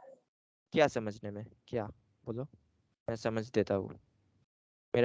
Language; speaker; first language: Hindi; non-native, local second language; Bangla